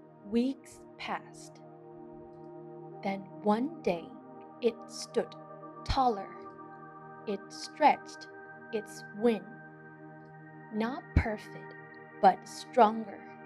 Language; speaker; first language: English; non-native, fluent; Burmese